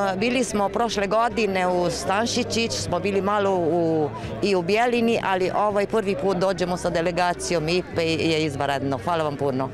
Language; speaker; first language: Serbian; early bilingual, heritage; Serbian